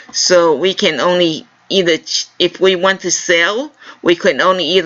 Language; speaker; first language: English; non-native, fluent; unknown